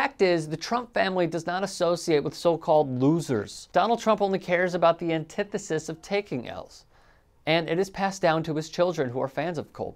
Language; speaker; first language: English; native; English